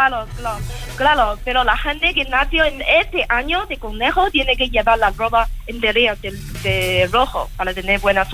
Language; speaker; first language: Spanish; non-native, fluent; Chinese